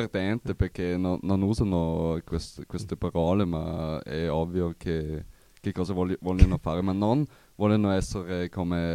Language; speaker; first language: Italian; non-native, learner; German